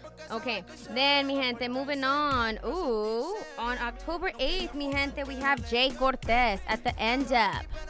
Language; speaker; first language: English; early bilingual, other home language; Spanish